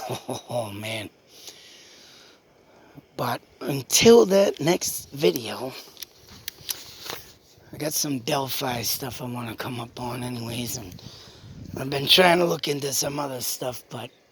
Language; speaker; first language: English; native; English